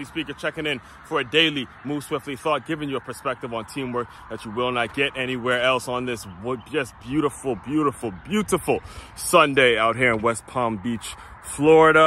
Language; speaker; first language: English; native; English